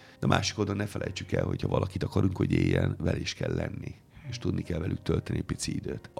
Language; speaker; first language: Hungarian; non-native, fluent; Italian